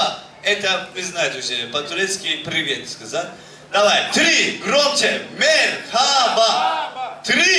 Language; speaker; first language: Russian; non-native, learner; Turkish